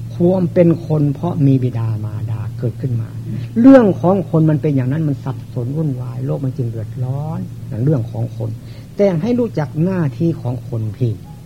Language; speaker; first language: Thai; native; Thai